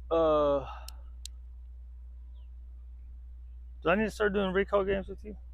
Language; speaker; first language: English; native; English